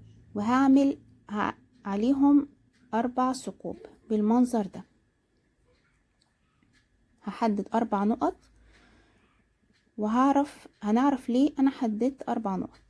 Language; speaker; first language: Arabic; native; Arabic